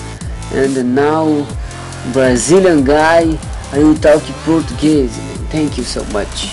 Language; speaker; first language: English; non-native, learner; Portuguese